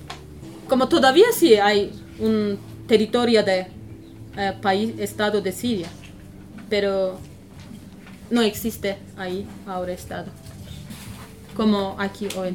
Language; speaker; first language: Spanish; non-native, learner; Kurdish